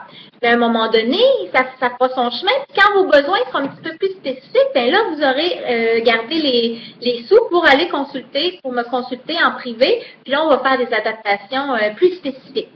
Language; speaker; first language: French; native; French